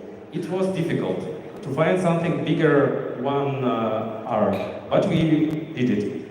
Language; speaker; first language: English; non-native, learner; Russian